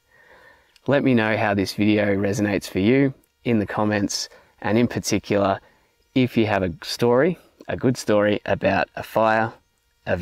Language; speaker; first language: English; native; English